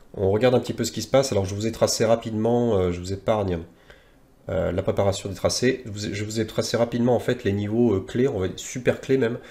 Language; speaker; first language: French; native; French